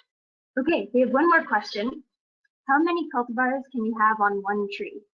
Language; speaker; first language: English; native; English